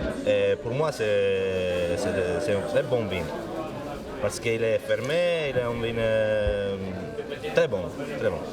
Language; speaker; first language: French; non-native, learner; Italian